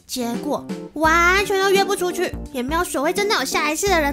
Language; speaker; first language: Chinese; native; Chinese